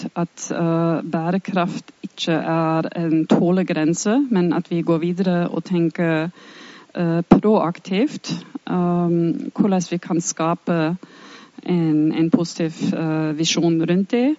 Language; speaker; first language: Norwegian; non-native, fluent; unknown